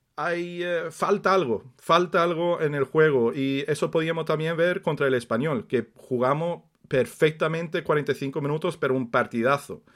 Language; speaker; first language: Spanish; early bilingual, other home language; Swedish